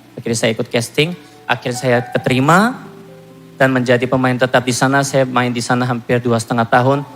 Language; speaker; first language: Indonesian; non-native, fluent; Korean